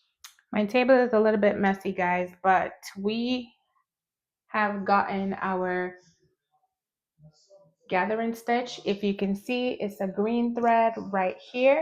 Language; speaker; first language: English; native; English